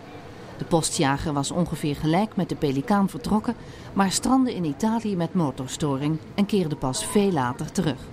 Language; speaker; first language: Dutch; native; Dutch